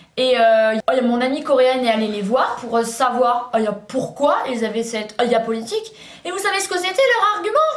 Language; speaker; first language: French; native; French